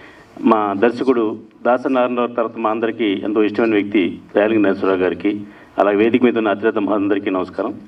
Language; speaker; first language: Telugu; native; Telugu